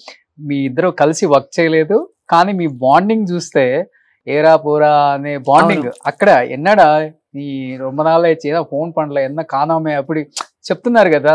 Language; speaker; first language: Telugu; native; Telugu